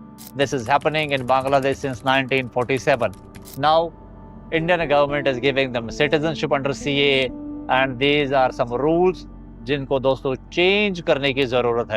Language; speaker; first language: Hindi; native; Hindi